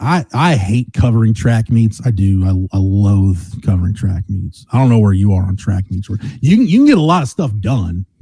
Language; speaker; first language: English; native; English